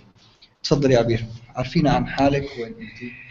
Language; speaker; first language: Arabic; native; Arabic